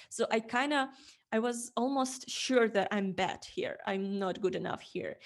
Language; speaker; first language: English; non-native, fluent; Ukrainian